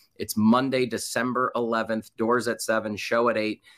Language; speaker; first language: English; native; English